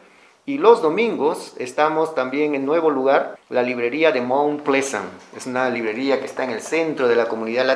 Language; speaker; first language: Spanish; native; Spanish